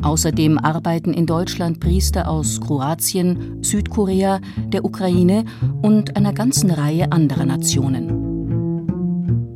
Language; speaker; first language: German; native; German